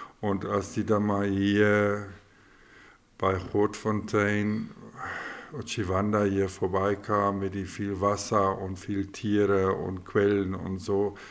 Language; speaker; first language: German; non-native, local second language; Afrikaans